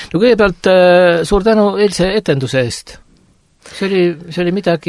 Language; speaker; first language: Estonian; native; Estonian